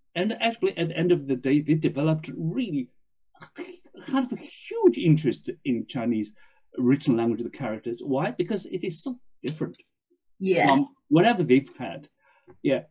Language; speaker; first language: English; non-native, fluent; Chinese